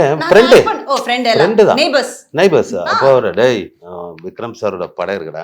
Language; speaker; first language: Tamil; non-native, learner; Malayalam